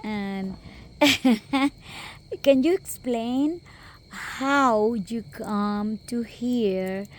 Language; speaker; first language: English; non-native, local second language; Spanish